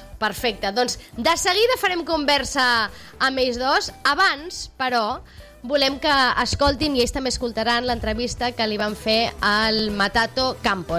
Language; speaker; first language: Catalan; native; Catalan